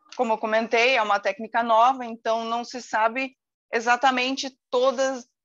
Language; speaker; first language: Portuguese; native; Portuguese